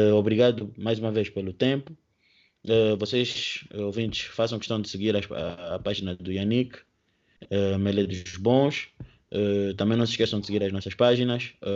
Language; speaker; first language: Portuguese; native; Portuguese